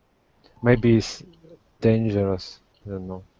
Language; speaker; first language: English; non-native, learner; Russian